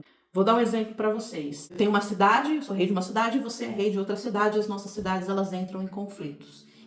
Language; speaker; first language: Portuguese; native; Portuguese